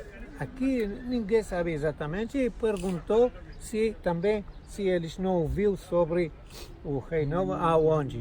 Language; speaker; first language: Portuguese; non-native, fluent; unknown